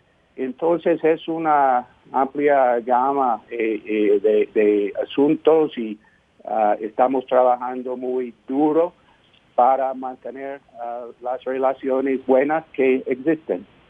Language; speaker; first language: Spanish; non-native, fluent; English